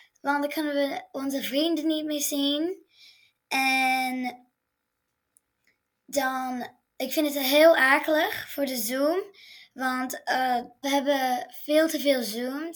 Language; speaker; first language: Dutch; early bilingual, heritage; Dutch